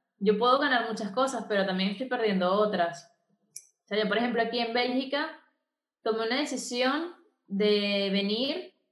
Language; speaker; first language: Spanish; native; Spanish